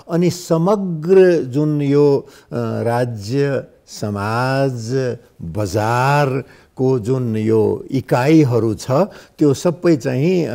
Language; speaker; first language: Nepali; non-native, local second language; Maithili